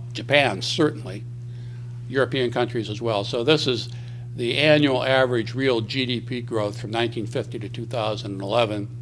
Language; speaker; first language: English; native; English